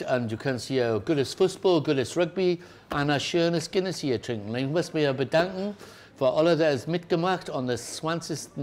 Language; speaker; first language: German; non-native, learner; English